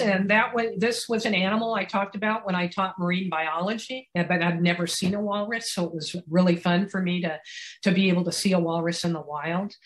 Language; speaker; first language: English; native; English